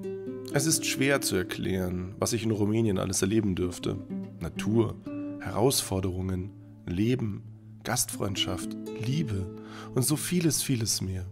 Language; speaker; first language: German; native; German